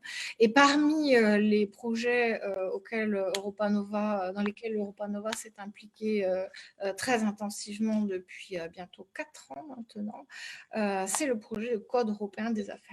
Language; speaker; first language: French; native; French